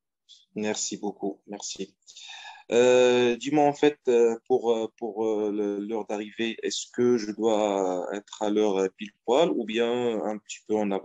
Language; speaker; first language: French; non-native, fluent; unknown